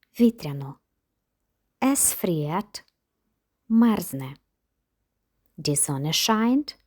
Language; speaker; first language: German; non-native, fluent; Ukrainian